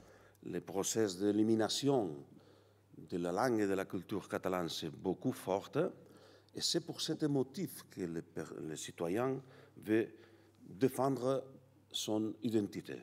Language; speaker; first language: French; non-native, learner; Catalan